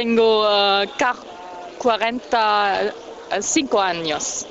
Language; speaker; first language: Spanish; non-native, learner; German